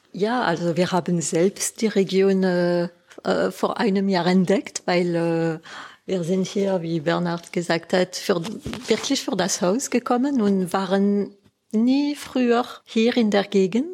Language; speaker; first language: German; non-native, fluent; French